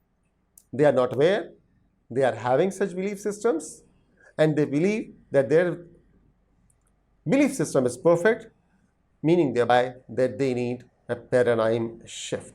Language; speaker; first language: English; non-native, local second language; Hindi